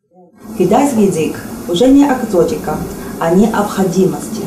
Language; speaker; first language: Ukrainian; non-native, learner; Chinese